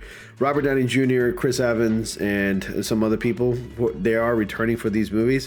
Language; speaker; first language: English; native; English